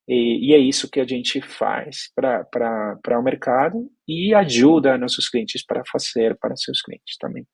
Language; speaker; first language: Portuguese; non-native, fluent; Spanish